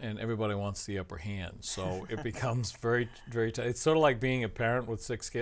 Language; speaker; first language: English; native; English